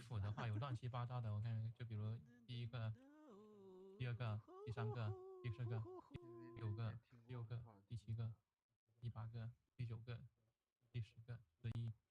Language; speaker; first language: Chinese; native; Chinese